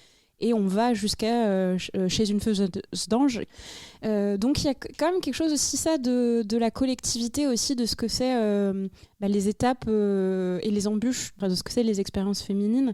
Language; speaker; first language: French; native; French